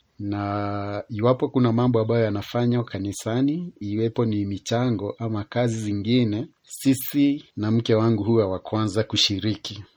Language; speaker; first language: Swahili; non-native, local second language; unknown